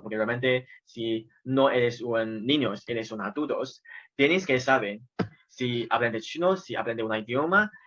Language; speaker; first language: Spanish; non-native, fluent; Chinese